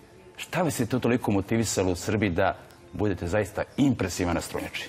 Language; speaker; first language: Serbian; native; Serbian